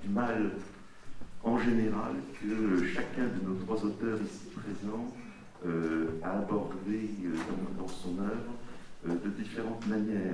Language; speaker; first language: French; native; French